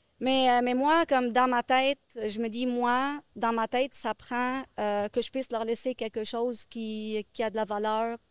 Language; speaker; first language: French; non-native, local second language; Arabic